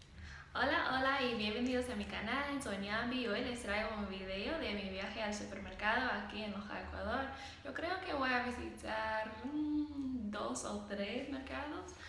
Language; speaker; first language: Spanish; non-native, fluent; English